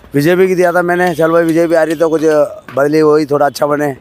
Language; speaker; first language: Hindi; non-native, local second language; Tamil